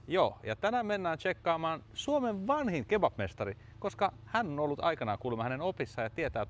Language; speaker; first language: Finnish; native; Finnish